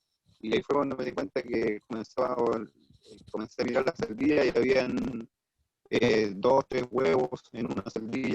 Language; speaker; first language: Spanish; native; Spanish